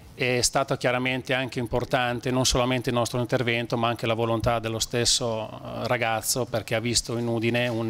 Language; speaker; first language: Italian; native; Italian